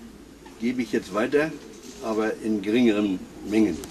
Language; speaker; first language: German; native; German